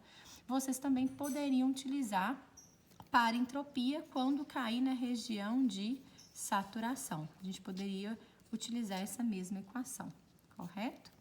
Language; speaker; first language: Portuguese; native; Portuguese